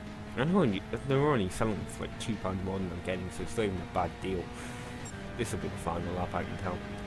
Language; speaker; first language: English; native; English